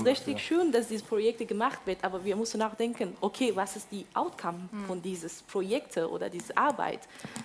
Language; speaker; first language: German; non-native, fluent; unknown